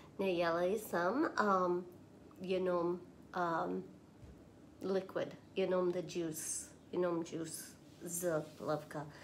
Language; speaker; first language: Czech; non-native, learner; English